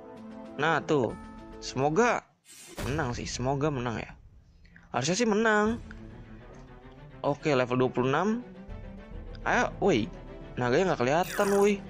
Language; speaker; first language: Indonesian; native; Indonesian